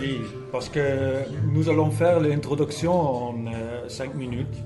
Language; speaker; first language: French; non-native, learner; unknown